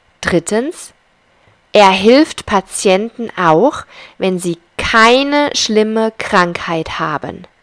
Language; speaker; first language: German; non-native, fluent; Spanish